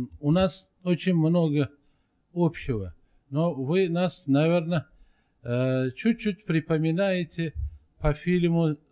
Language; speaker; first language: Russian; non-native, local second language; Uzbek